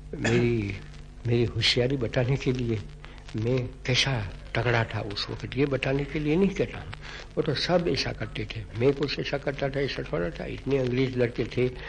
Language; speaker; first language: Hindi; non-native, local second language; Gujarati